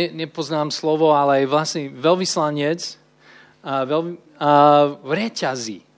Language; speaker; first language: Slovak; non-native, fluent; English